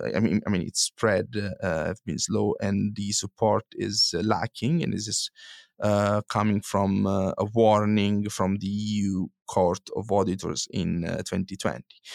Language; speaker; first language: English; non-native, fluent; Italian